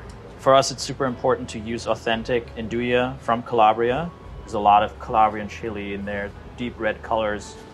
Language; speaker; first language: English; native; English